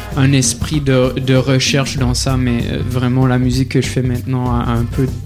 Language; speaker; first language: French; non-native, local second language; English